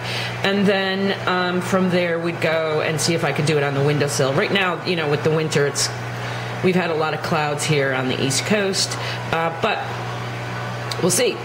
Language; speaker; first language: English; native; English